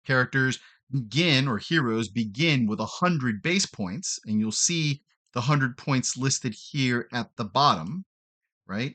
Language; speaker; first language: English; native; English